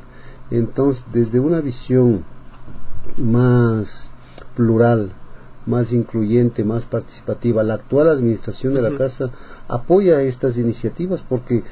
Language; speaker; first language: Spanish; native; Spanish